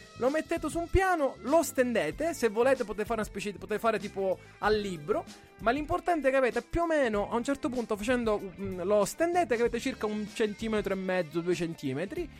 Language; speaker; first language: Italian; native; Italian